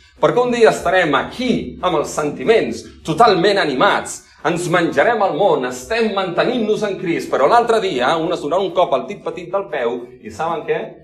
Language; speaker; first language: Catalan; non-native, local second language; Spanish